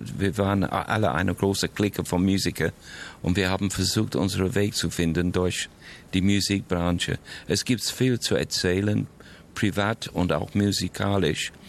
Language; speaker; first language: German; non-native, fluent; English